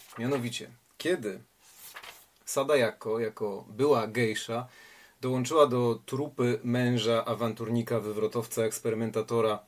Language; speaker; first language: Polish; native; Polish